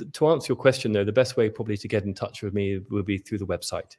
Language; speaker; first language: English; native; English